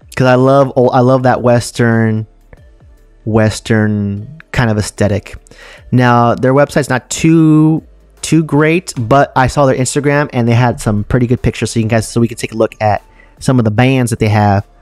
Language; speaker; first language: English; native; English